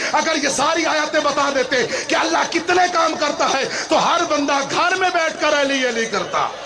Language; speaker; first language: Urdu; non-native, local second language; Punjabi